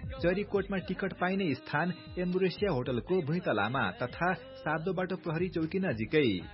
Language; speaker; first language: Nepali; native; Nepali